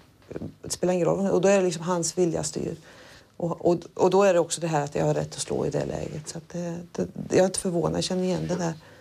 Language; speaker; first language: Swedish; native; Swedish